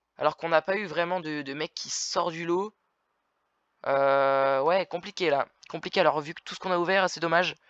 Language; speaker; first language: French; native; French